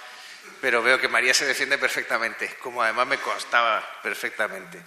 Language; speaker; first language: Spanish; native; Spanish